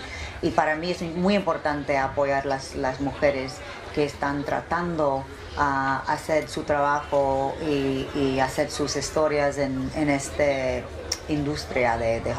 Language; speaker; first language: Spanish; early bilingual, heritage; English